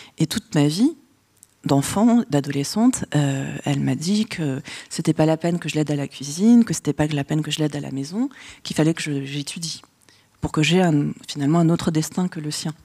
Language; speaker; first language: French; early bilingual, other home language; Vietnamese